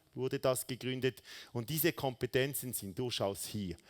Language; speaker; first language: German; non-native, local second language; French